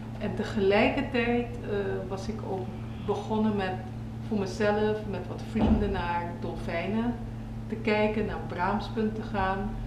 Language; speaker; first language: Dutch; native; Dutch